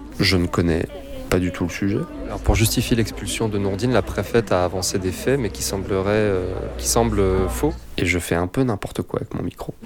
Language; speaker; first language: French; native; French